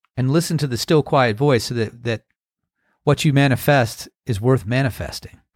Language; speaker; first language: English; native; English